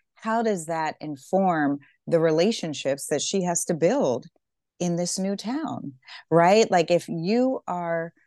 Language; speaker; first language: English; native; English